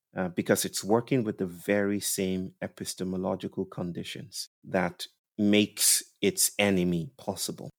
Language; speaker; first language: English; non-native, local second language; Yoruba